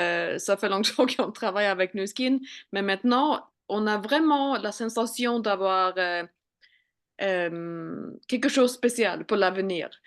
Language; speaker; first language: French; non-native, fluent; Swedish